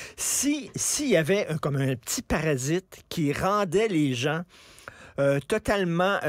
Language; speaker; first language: French; native; French